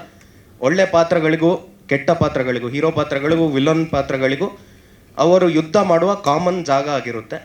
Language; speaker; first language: Kannada; native; Kannada